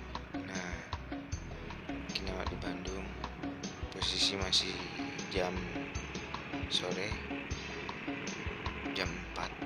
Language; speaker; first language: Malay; non-native, local second language; Minangkabau